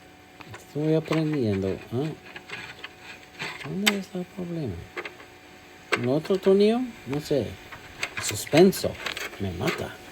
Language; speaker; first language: Spanish; non-native, learner; English